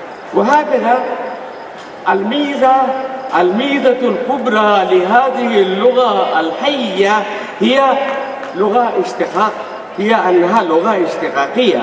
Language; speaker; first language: Arabic; non-native, fluent; Urdu